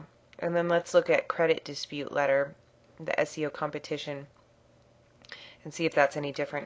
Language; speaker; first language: English; native; English